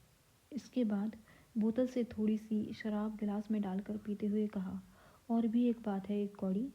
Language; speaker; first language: Hindi; native; Hindi